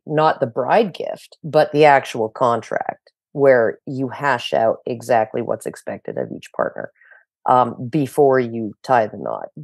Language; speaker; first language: English; native; English